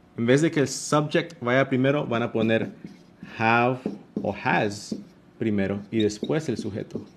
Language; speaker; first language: Spanish; early bilingual, heritage; Spanish